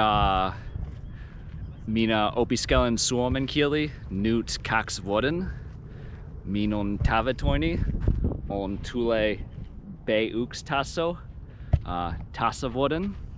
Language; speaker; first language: Finnish; non-native, learner; English